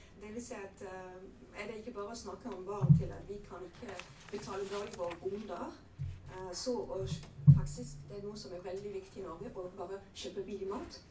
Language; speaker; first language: Norwegian; non-native, fluent; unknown